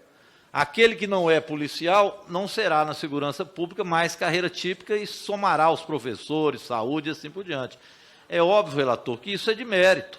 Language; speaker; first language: Portuguese; native; Portuguese